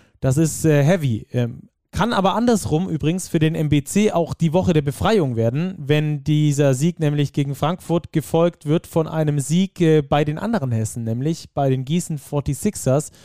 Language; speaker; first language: German; native; German